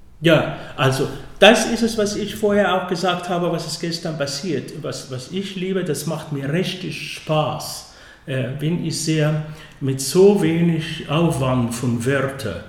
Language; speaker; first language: German; non-native, fluent; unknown